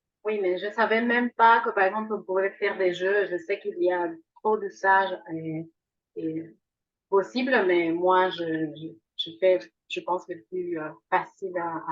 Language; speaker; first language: French; non-native, fluent; Spanish